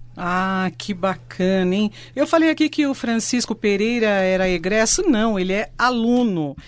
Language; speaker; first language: Portuguese; native; Portuguese